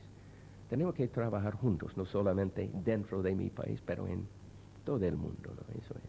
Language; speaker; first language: Spanish; non-native, fluent; English